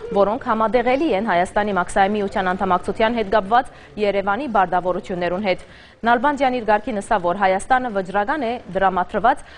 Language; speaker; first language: Armenian; native; Armenian